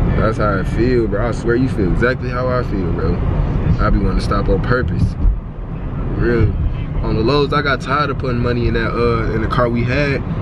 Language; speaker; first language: English; native; English